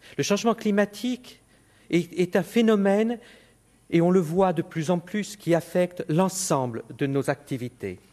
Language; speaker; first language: French; native; French